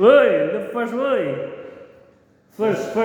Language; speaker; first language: English; non-native, local second language; Indonesian